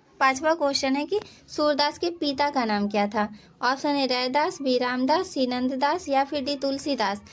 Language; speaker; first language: Hindi; native; Hindi